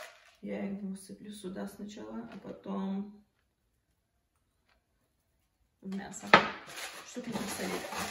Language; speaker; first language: Russian; early bilingual, heritage; Russian